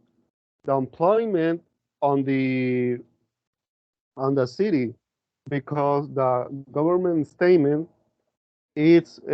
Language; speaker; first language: English; non-native, learner; Spanish